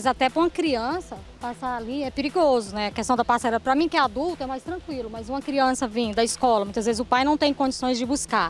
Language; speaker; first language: Portuguese; native; Portuguese